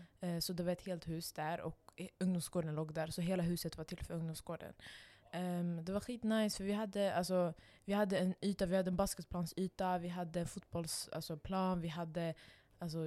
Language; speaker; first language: Swedish; non-native, local second language; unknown